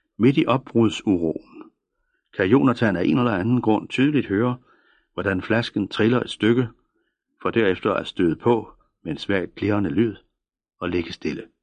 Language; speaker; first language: Danish; native; Danish